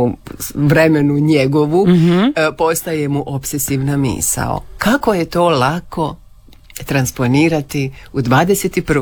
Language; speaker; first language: Serbian; native; Serbian